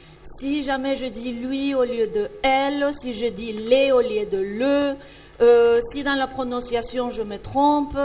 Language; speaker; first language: French; non-native, fluent; Spanish